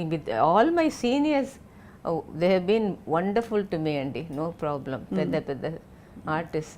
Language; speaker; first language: Telugu; non-native, fluent; Tamil